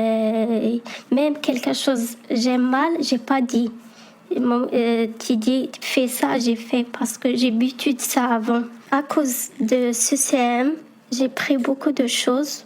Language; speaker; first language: French; non-native, learner; Arabic